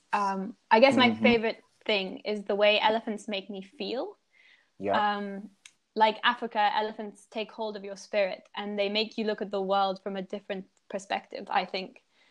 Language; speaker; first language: English; native; English